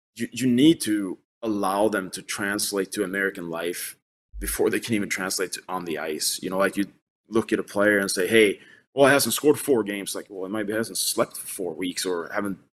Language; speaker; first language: English; non-native, fluent; Swedish